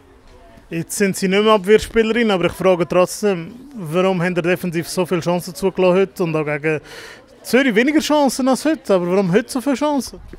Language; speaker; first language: German; native; German